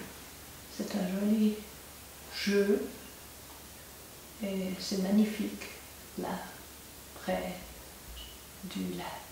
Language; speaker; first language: French; non-native, local second language; German